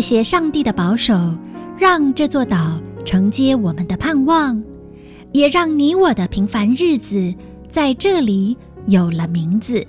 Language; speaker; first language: Chinese; native; Chinese